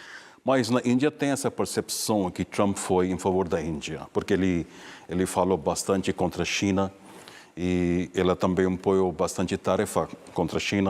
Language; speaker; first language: Portuguese; non-native, fluent; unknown